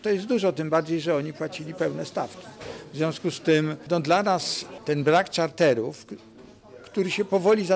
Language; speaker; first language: Polish; native; Polish